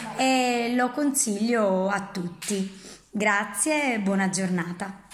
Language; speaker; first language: Italian; native; Italian